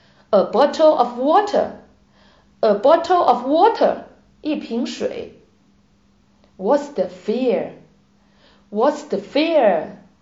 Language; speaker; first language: English; non-native, fluent; Chinese